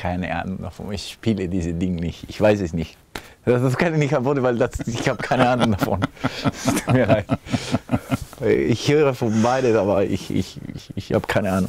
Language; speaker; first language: German; non-native, fluent; Spanish